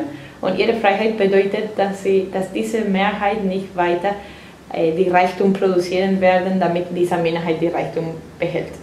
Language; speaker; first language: German; non-native, fluent; Spanish